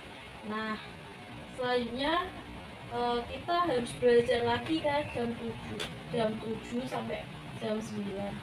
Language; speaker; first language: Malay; non-native, local second language; Javanese